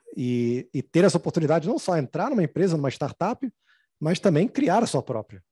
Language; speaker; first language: Portuguese; native; Portuguese